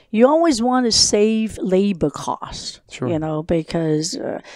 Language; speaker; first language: English; non-native, local second language; Cantonese